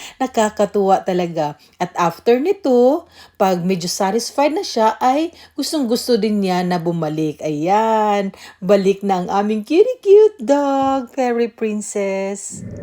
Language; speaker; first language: Filipino; native; Filipino